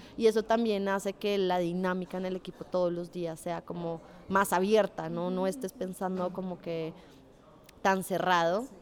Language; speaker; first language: Spanish; native; Spanish